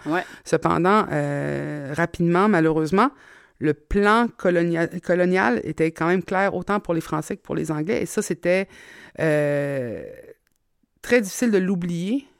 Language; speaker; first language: French; native; French